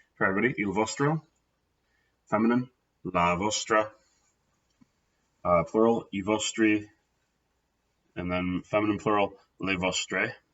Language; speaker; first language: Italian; non-native, fluent; English